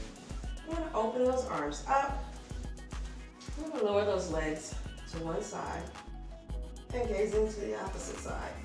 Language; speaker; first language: English; native; English